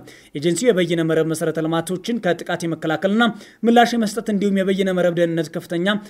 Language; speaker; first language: Amharic; native; Amharic